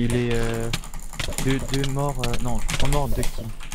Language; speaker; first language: French; native; French